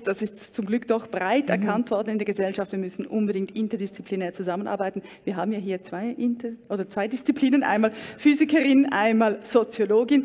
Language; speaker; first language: German; native; German